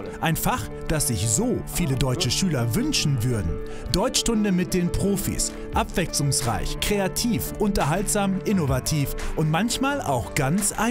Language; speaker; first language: German; native; German